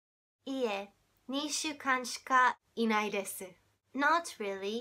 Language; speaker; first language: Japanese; non-native, fluent; English